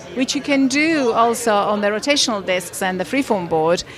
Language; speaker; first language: English; non-native, fluent; Italian